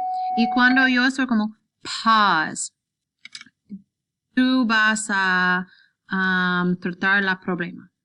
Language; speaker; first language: Spanish; non-native, learner; English